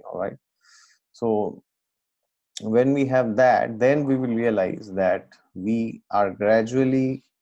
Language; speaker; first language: English; non-native, local second language; Assamese